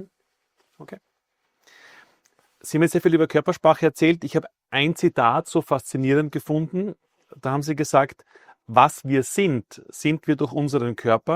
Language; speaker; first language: German; native; German